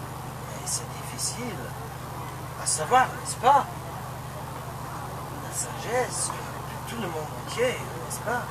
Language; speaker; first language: French; non-native, local second language; Luxembourgish